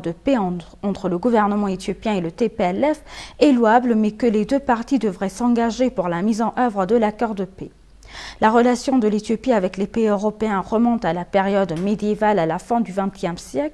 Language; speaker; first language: French; non-native, fluent; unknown